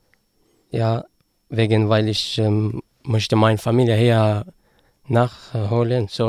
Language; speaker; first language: German; non-native, learner; Arabic